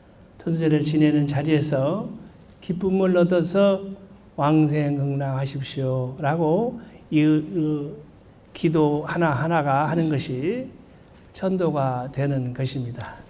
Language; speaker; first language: Korean; native; Korean